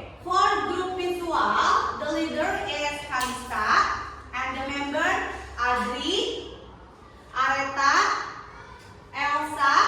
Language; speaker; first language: English; non-native, local second language; Indonesian